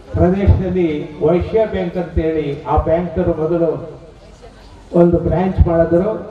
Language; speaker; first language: Kannada; native; Kannada